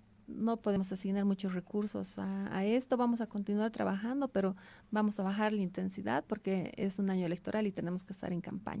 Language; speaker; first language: Spanish; native; Spanish